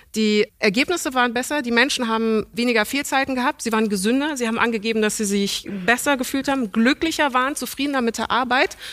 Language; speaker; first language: German; early bilingual, other home language; English